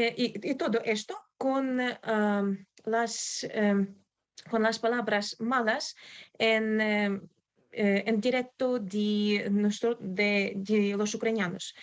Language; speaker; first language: Spanish; non-native, learner; Ukrainian